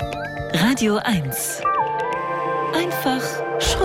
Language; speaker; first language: German; native; German